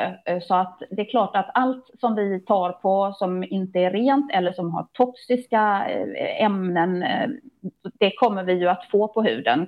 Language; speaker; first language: Swedish; native; Swedish